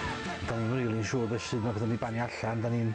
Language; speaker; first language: Welsh; native; Welsh